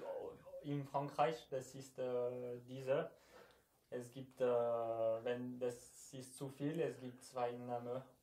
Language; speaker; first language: German; non-native, learner; French